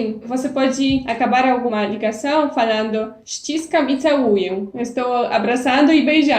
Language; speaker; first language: Portuguese; non-native, fluent; Polish